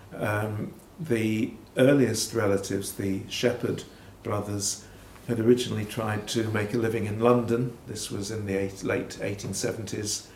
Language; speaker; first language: English; native; English